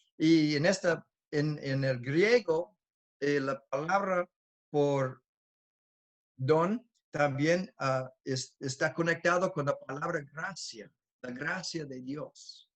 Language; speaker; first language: Spanish; non-native, fluent; English